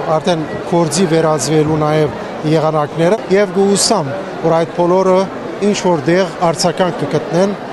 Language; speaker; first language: Armenian; early bilingual, heritage; Armenian